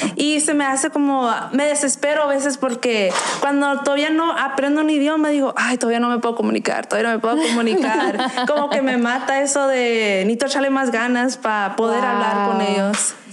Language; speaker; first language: Spanish; early bilingual, heritage; Spanish